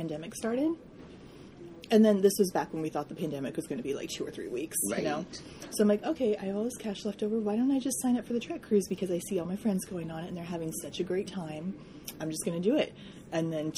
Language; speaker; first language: English; native; English